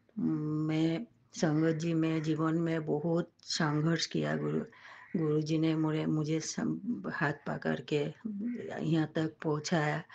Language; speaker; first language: Hindi; non-native, local second language; Bangla